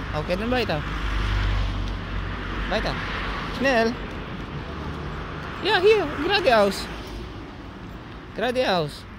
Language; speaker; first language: German; non-native, learner; Filipino